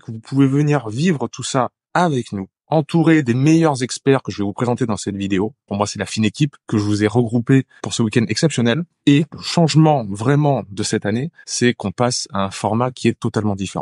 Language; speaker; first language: French; native; French